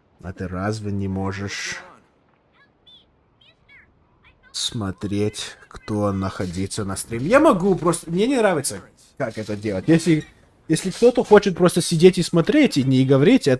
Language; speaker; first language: Russian; non-native, learner; English